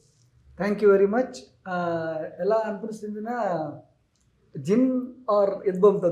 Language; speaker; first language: Telugu; non-native, learner; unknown